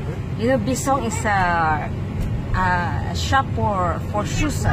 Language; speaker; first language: English; non-native, local second language; Cebuano